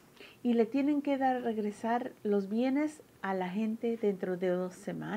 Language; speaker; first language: Spanish; early bilingual, heritage; Spanish